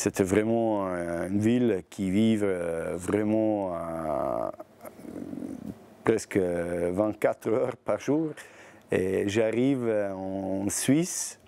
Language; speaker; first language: French; non-native, learner; Bosnian